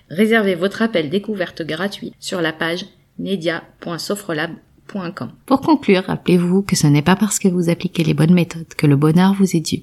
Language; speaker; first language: French; native; French